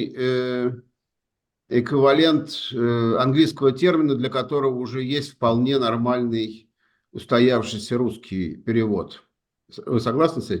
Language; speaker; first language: Russian; native; Russian